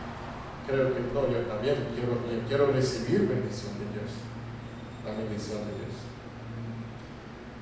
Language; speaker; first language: Spanish; non-native, fluent; Russian